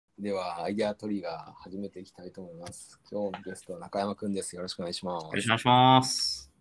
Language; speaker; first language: Japanese; native; Japanese